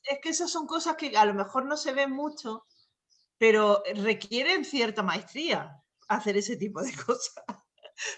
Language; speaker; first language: Spanish; native; Spanish